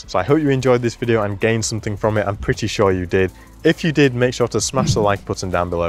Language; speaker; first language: English; native; English